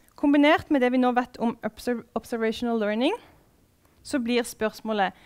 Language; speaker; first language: Norwegian; native; Norwegian